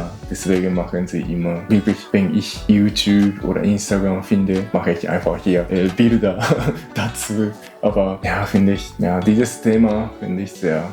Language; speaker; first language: German; non-native, learner; Japanese